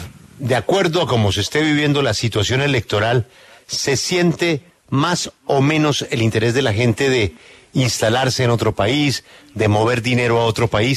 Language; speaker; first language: Spanish; native; Spanish